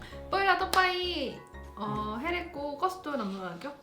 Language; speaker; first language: Nepali; non-native, learner; Korean